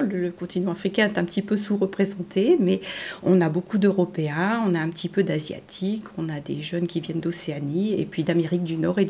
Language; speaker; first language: French; native; French